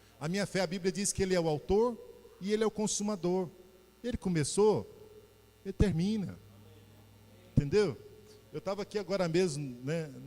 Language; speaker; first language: Portuguese; native; Portuguese